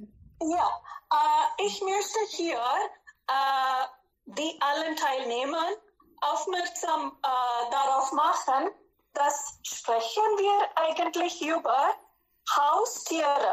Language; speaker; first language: German; non-native, fluent; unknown